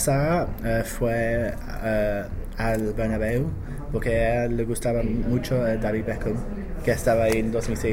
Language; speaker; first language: Spanish; non-native, learner; English